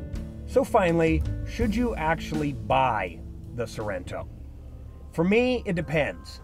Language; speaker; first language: English; native; English